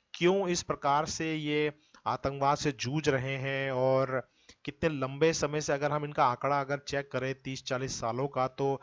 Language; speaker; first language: Hindi; native; Hindi